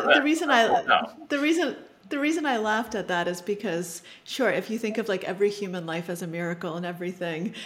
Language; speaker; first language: English; early bilingual, other home language; Russian